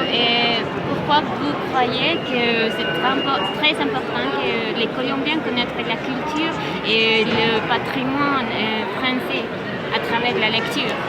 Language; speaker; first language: French; non-native, learner; Spanish